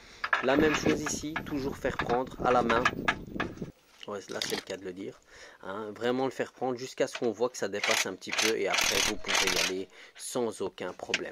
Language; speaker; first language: French; native; French